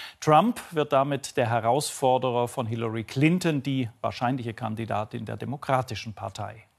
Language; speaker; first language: German; native; German